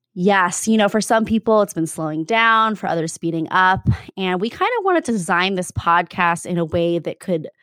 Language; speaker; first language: English; native; English